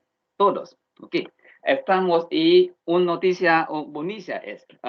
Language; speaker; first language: Spanish; non-native, learner; Vietnamese